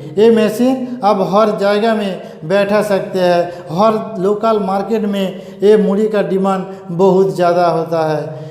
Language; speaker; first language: Hindi; non-native, local second language; Bangla